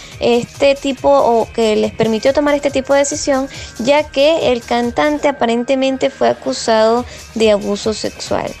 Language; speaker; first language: Spanish; native; Spanish